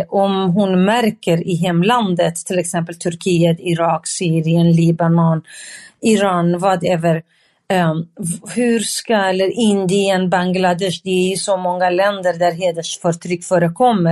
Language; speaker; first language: Swedish; non-native, fluent; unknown